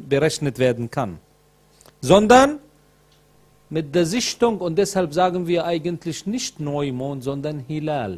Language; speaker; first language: German; non-native, fluent; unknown